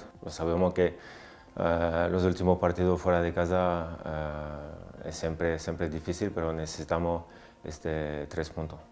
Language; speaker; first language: Spanish; non-native, learner; French